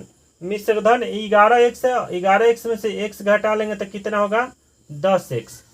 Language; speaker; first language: Hindi; native; Hindi